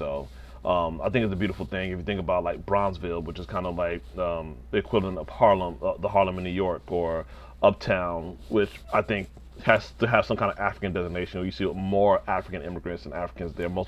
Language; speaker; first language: English; native; English